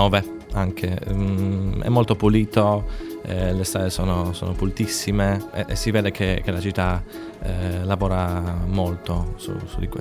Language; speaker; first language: Italian; non-native, fluent; Polish